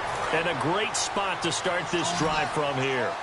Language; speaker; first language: English; native; English